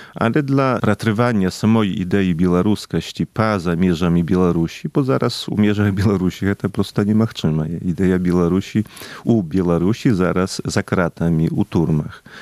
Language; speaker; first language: Belarusian; native; Belarusian